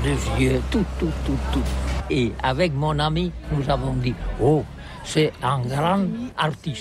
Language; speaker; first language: French; non-native, local second language; Catalan